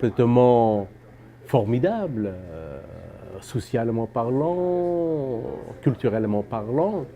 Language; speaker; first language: French; non-native, fluent; Persian